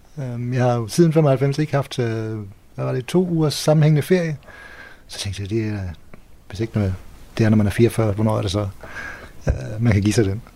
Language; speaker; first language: Danish; native; Danish